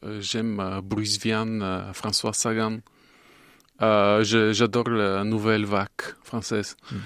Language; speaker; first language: French; non-native, fluent; Bulgarian